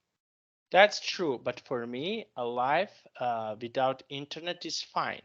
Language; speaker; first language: English; non-native, fluent; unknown